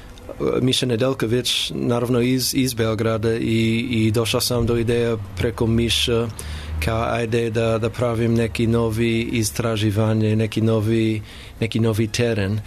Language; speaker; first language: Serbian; non-native, learner; English